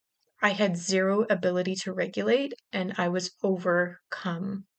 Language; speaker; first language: English; native; English